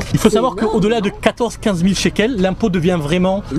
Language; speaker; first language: French; native; French